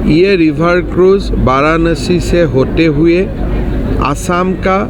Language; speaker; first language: Hindi; non-native, local second language; Assamese